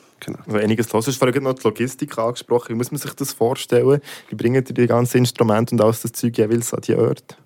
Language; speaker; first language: German; native; German